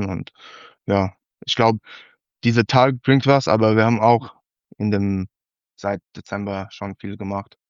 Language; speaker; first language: German; non-native, learner; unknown